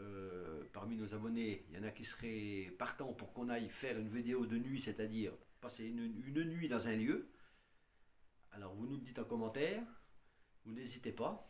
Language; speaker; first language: French; native; French